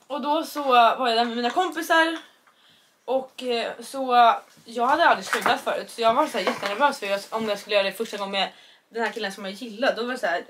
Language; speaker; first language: Swedish; native; Swedish